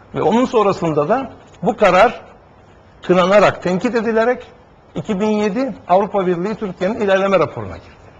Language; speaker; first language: Turkish; native; Turkish